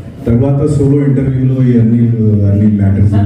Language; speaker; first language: Telugu; non-native, fluent; Hindi